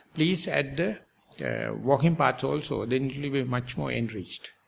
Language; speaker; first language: English; non-native, local second language; Sinhala